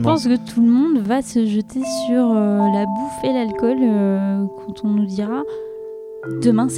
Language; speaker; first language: French; native; French